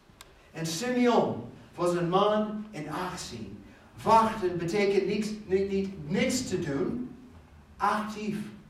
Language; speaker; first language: Dutch; non-native, fluent; English